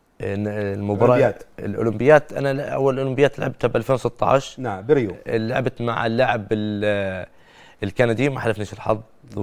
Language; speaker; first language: Arabic; native; Arabic